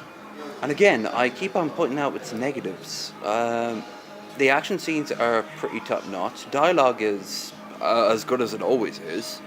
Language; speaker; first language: English; native; English